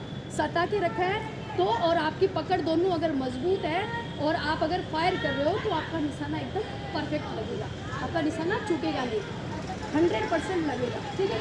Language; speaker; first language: Hindi; native; Hindi